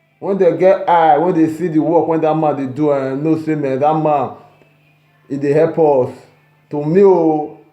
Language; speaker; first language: Nigerian Pidgin; non-native, local second language; Esan